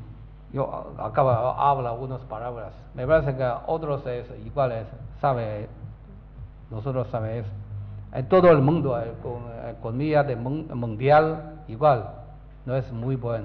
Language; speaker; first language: Spanish; non-native, learner; Chinese